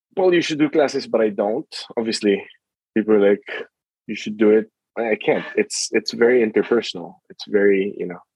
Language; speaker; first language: English; non-native, local second language; Filipino